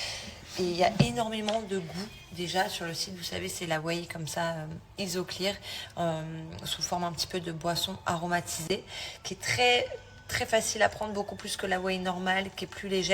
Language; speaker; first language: French; native; French